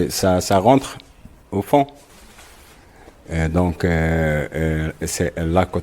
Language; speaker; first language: French; non-native, local second language; Arabic